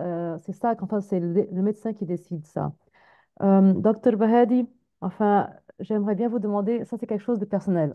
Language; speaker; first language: French; non-native, fluent; Arabic